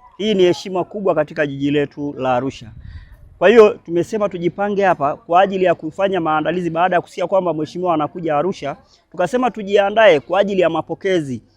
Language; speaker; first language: Swahili; non-native, local second language; Masai